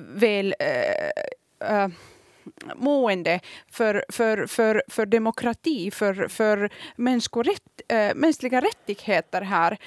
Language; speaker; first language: Swedish; early bilingual, other home language; Kurdish